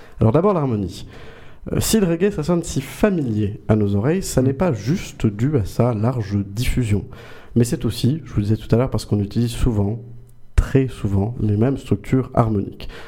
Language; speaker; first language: French; native; French